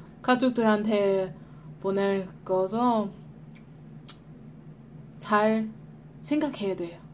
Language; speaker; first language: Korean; non-native, learner; English